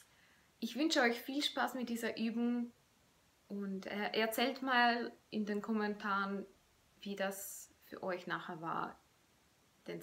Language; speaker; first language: German; non-native, fluent; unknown